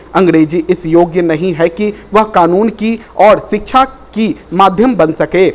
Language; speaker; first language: Hindi; native; Hindi